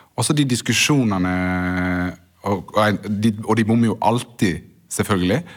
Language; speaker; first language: Norwegian; native; Norwegian